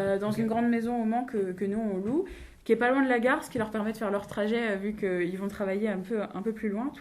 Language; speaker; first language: French; native; French